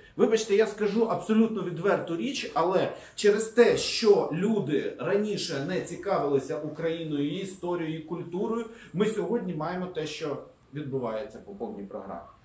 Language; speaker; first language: Ukrainian; non-native, local second language; Russian